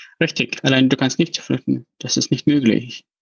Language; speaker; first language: German; non-native, learner; Arabic